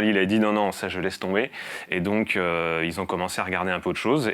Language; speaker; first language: French; native; French